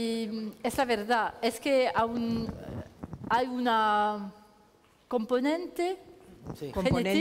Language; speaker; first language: Spanish; non-native, learner; French